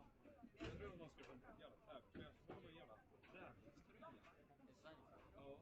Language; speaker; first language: Swedish; native; Swedish